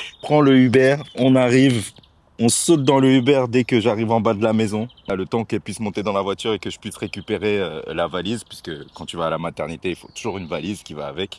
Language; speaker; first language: French; native; French